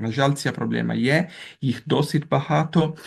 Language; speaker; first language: Ukrainian; non-native, fluent; Italian